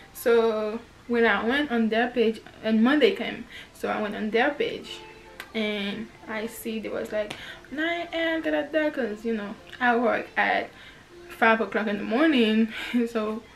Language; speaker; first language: English; non-native, fluent; Haitian Creole